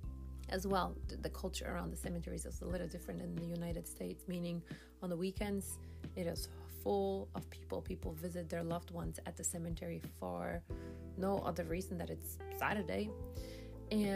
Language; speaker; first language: English; non-native, fluent; Polish